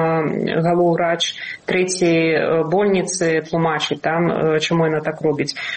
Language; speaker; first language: Belarusian; non-native, local second language; Russian